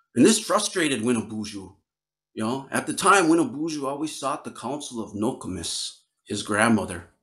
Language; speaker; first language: English; native; English